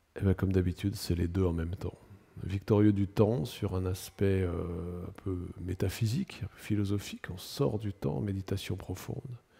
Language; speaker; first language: French; native; French